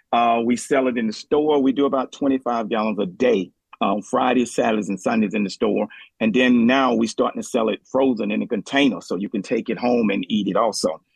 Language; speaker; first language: English; native; English